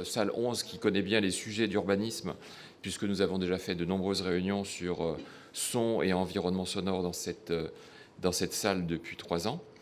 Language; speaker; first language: French; native; French